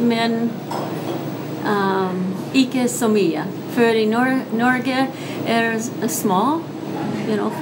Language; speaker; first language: Norwegian; early bilingual, heritage; English